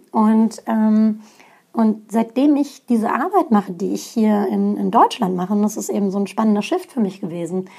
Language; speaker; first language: German; native; German